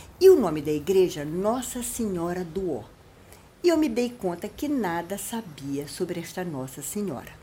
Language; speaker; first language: Portuguese; native; Portuguese